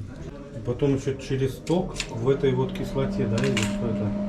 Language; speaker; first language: Russian; native; Russian